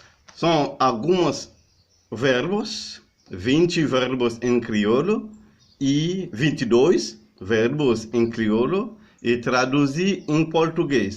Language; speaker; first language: Portuguese; non-native, learner; Haitian Creole